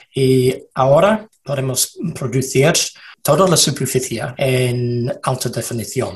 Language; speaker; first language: Spanish; non-native, learner; English